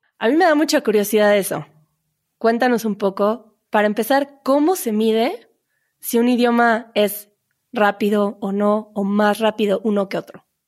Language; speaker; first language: Spanish; native; Spanish